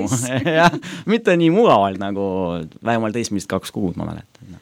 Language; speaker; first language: Estonian; non-native, local second language; Russian